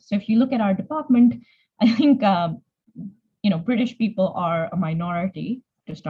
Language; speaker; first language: English; non-native, local second language; Punjabi